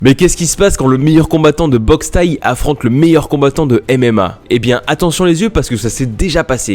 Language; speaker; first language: French; native; French